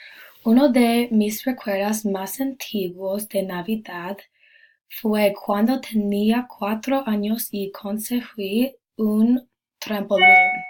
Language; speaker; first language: Spanish; non-native, learner; English